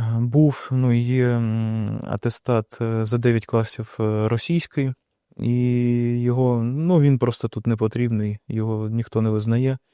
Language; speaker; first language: Ukrainian; non-native, local second language; Russian